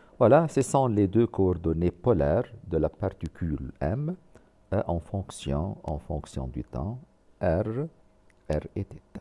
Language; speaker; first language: French; non-native, local second language; Arabic